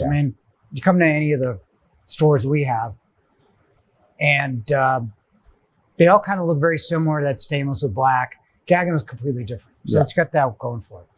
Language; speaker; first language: English; native; English